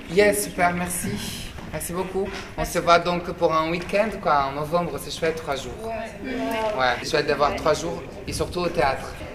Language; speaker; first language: French; non-native, fluent; Portuguese